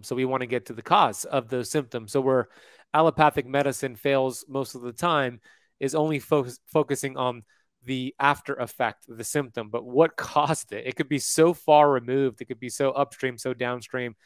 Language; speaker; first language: English; native; English